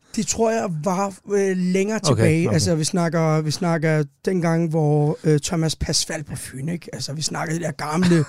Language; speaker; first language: Danish; early bilingual, other home language; Turkish